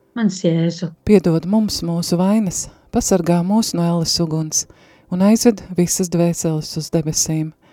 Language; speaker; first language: Latvian; native; Latvian